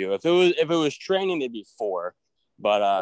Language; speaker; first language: English; native; English